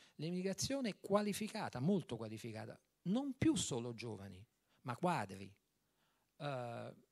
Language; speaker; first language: Italian; native; Italian